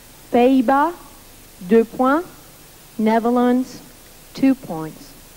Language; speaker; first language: English; non-native, fluent; Luxembourgish